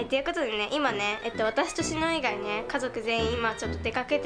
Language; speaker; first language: Japanese; native; Japanese